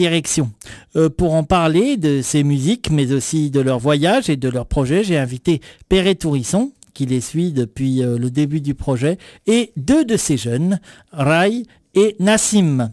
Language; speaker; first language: French; native; French